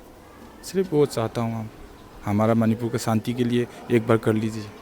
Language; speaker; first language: Hindi; non-native, local second language; Manipuri